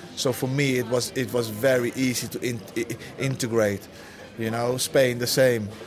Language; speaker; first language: English; early bilingual, other home language; Dutch